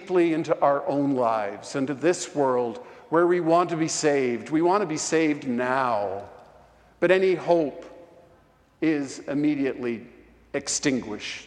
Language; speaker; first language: English; native; English